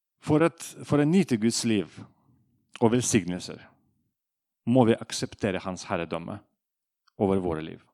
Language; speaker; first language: Norwegian; non-native, fluent; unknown